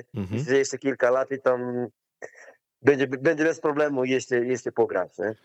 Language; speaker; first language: Polish; non-native, learner; Portuguese